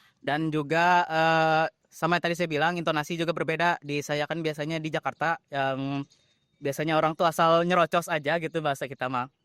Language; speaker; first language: Indonesian; native; Indonesian